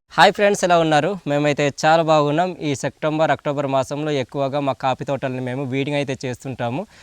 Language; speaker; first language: Telugu; non-native, local second language; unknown